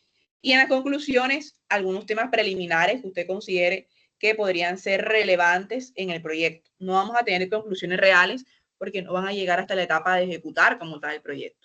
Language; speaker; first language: Spanish; native; Spanish